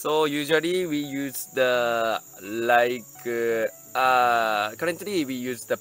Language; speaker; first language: English; non-native, learner; Japanese